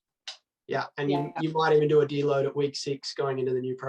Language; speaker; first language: English; native; English